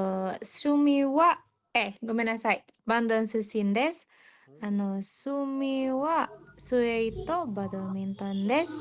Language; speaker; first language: Japanese; non-native, learner; Indonesian